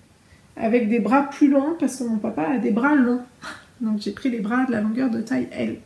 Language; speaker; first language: French; native; French